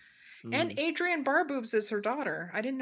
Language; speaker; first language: English; native; English